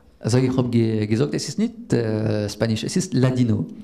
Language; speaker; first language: German; non-native, learner; French